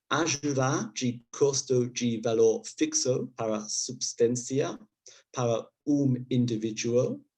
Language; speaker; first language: Portuguese; non-native, learner; English